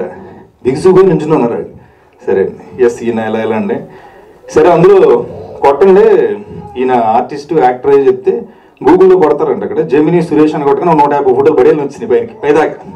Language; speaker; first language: Telugu; native; Telugu